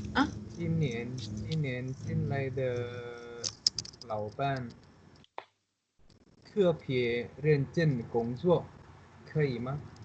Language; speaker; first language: Chinese; non-native, learner; Indonesian